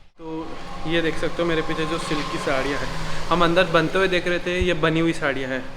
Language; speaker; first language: Hindi; non-native, local second language; Bangla